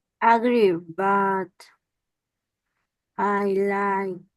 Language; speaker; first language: English; non-native, learner; Spanish